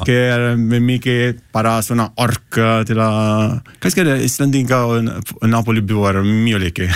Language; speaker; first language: Icelandic; non-native, learner; Italian